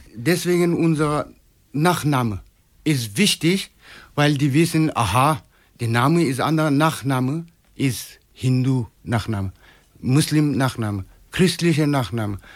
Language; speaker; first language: German; non-native, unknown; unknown